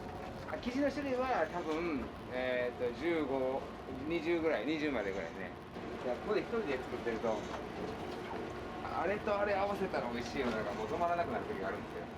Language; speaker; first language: Japanese; native; Japanese